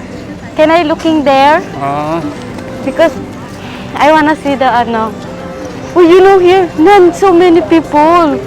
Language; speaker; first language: English; non-native, learner; Filipino